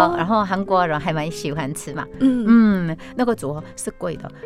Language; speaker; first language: Chinese; non-native, fluent; Korean